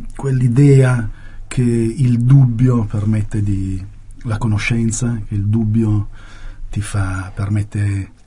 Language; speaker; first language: Italian; native; Italian